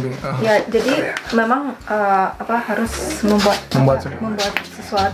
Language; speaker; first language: Indonesian; non-native, fluent; Russian